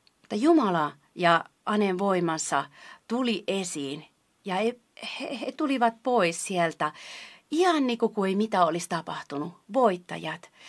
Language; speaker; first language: Finnish; non-native, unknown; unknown